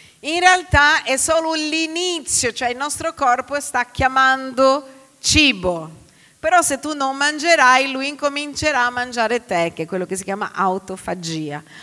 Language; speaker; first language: Italian; non-native, fluent; Portuguese